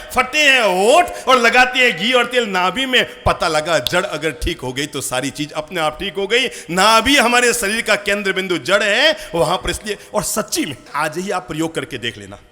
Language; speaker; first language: Hindi; native; Hindi